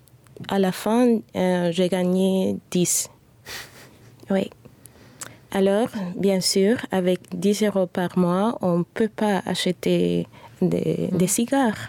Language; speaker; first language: French; non-native, fluent; Spanish